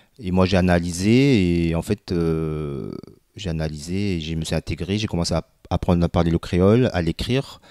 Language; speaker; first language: French; early bilingual, other home language; Vietnamese